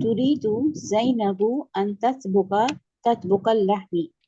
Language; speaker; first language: Arabic; non-native, learner; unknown